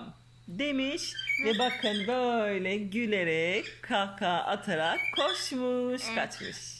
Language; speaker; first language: Turkish; native; Turkish